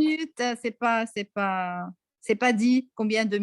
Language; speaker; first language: French; non-native, local second language; Arabic